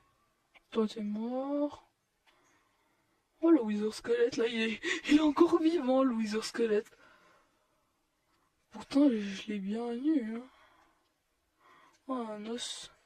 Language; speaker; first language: French; native; French